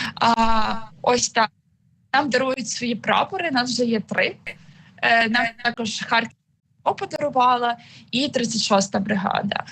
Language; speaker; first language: Ukrainian; native; Ukrainian